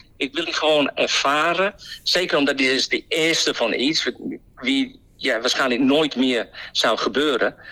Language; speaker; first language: Dutch; non-native, fluent; English